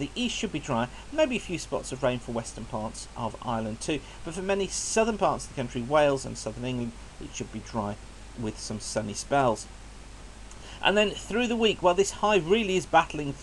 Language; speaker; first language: English; native; English